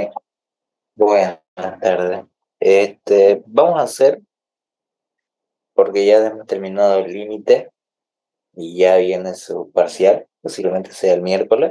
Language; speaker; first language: Spanish; native; Spanish